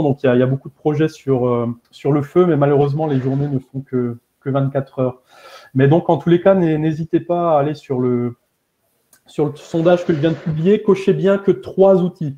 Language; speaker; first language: French; native; French